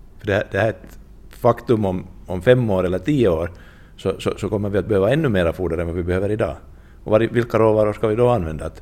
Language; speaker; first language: Swedish; non-native, fluent; Finnish